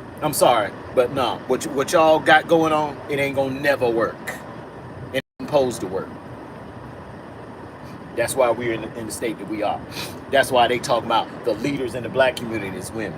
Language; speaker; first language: English; native; English